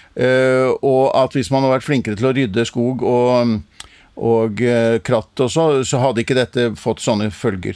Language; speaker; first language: Norwegian; native; Norwegian